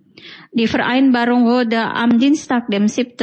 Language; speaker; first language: German; non-native, fluent; Indonesian